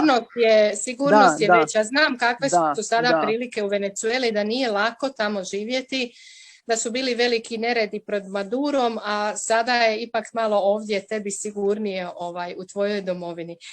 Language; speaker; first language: Croatian; native; Croatian